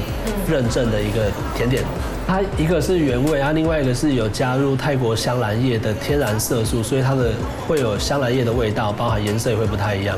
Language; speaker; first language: Chinese; native; Chinese